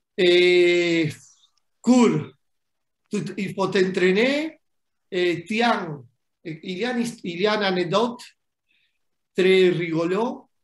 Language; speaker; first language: French; non-native, fluent; Spanish